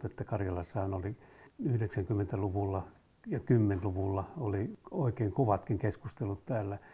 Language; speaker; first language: Finnish; native; Finnish